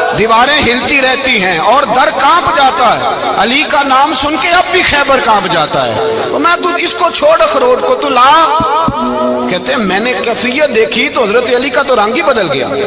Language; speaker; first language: Urdu; native; Urdu